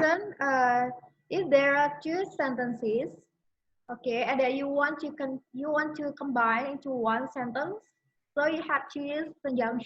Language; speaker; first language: English; non-native, fluent; Indonesian